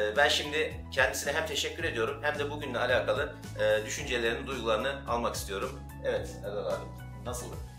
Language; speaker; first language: Turkish; native; Turkish